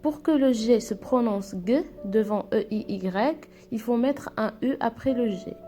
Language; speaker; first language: French; non-native, local second language; Arabic